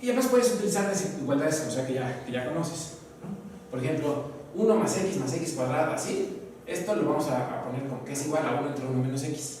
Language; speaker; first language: Spanish; native; Spanish